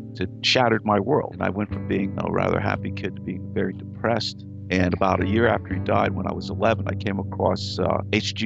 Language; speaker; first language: English; native; English